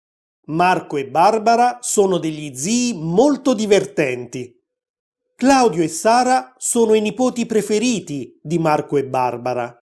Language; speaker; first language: Italian; native; Italian